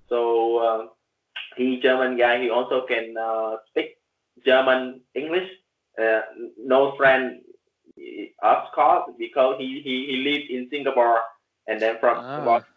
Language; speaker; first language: English; non-native, learner; Vietnamese